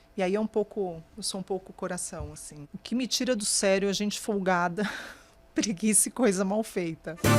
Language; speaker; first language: Portuguese; native; Portuguese